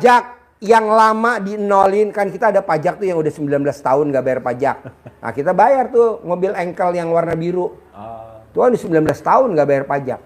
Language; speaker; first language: Indonesian; native; Indonesian